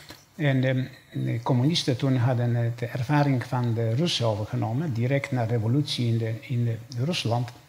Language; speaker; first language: Dutch; non-native, fluent; Polish